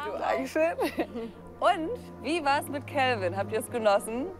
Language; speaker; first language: German; native; German